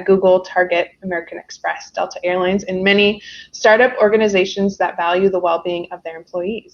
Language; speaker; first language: English; native; English